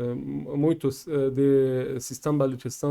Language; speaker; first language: Portuguese; non-native, learner; Persian